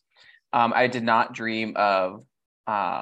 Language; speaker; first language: English; native; English